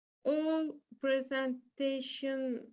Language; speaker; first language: English; non-native, learner; Turkish